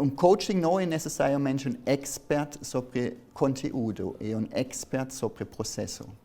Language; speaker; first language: Portuguese; non-native, fluent; German